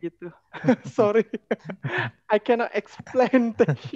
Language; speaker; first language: English; non-native, learner; Indonesian